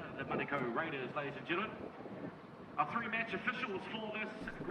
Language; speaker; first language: English; native; English